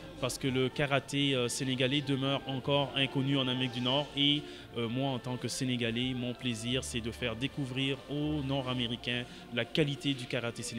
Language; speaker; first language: French; non-native, local second language; Wolof